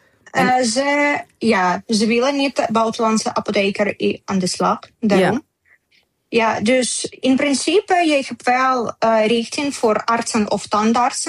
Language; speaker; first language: Dutch; non-native, learner; Ukrainian